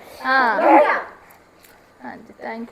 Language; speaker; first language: Hindi; non-native, local second language; Kannada